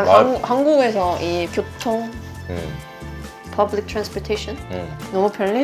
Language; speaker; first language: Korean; non-native, fluent; Swedish